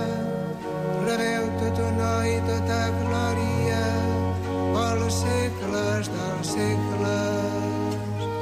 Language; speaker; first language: Catalan; native; Catalan